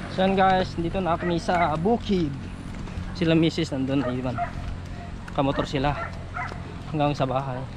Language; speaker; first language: Filipino; non-native, local second language; Iloko